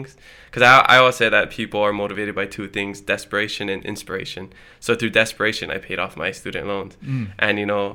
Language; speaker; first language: English; early bilingual, other home language; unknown